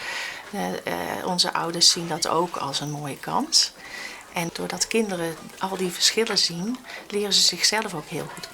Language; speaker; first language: Dutch; native; Dutch